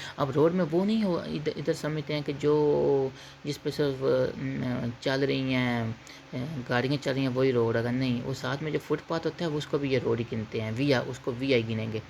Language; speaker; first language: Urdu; non-native, local second language; Punjabi